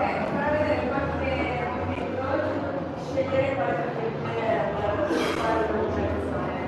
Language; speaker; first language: Italian; native; Italian